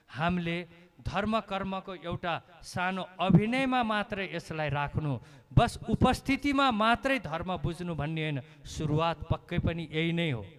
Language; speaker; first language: Nepali; native; Nepali